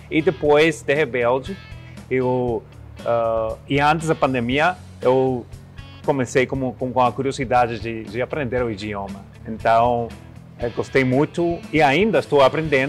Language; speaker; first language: Portuguese; non-native, learner; Spanish